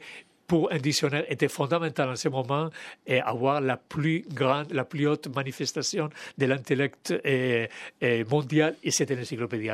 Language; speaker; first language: French; non-native, fluent; Spanish